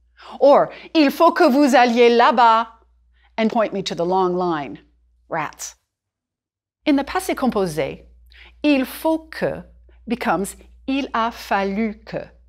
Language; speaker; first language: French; non-native, fluent; English